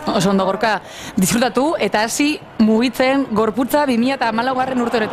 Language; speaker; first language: Basque; native; Basque